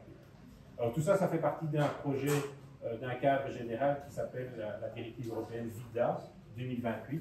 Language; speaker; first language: French; native; French